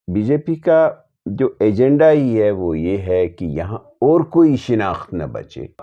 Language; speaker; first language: Urdu; non-native, local second language; Kashmiri